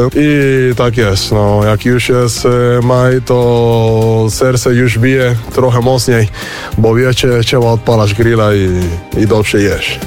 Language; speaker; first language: Polish; non-native, learner; Spanish